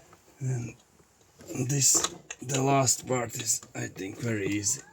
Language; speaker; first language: English; non-native, learner; Latvian